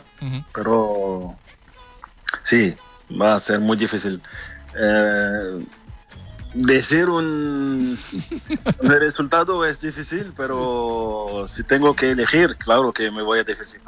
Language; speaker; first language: Spanish; non-native, fluent; French